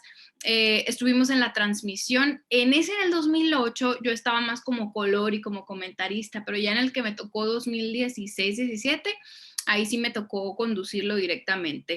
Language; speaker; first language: Spanish; native; Spanish